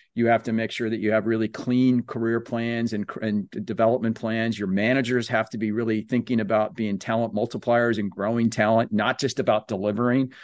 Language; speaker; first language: English; native; English